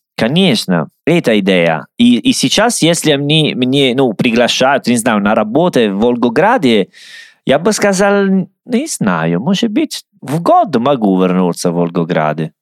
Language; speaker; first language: Russian; non-native, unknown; Italian